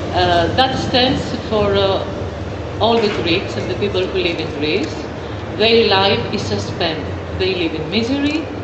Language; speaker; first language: English; non-native, fluent; Greek